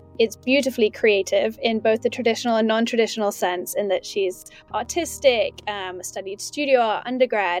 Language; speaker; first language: English; native; English